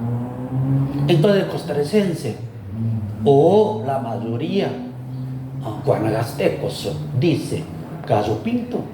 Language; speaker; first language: Spanish; non-native, fluent; Korean